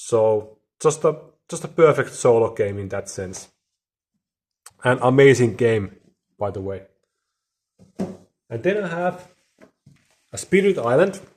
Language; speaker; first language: English; non-native, fluent; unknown